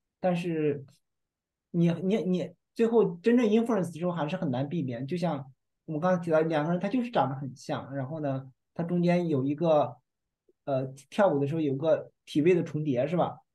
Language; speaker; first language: Chinese; native; Chinese